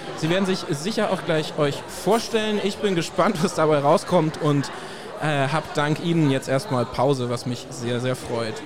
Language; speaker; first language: German; native; German